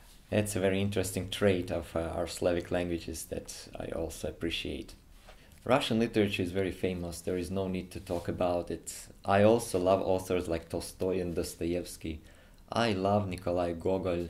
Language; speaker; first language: English; non-native, fluent; Ukrainian